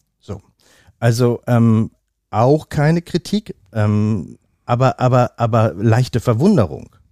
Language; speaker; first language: German; native; German